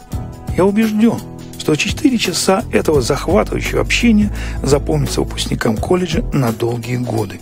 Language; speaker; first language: Russian; native; Russian